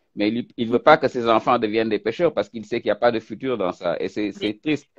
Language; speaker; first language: French; non-native, local second language; Wolof